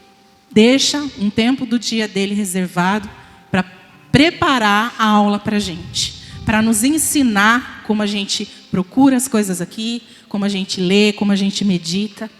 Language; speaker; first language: Portuguese; native; Portuguese